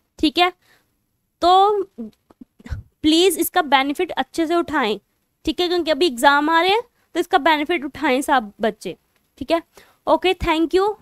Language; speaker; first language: Hindi; non-native, local second language; Punjabi